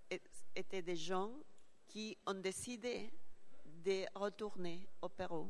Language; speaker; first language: French; non-native, learner; Spanish